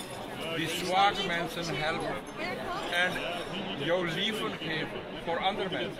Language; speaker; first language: Dutch; non-native, learner; Punjabi